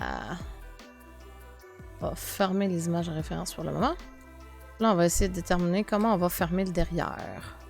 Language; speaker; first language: French; native; French